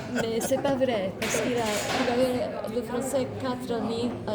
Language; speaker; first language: French; non-native, fluent; Slovenian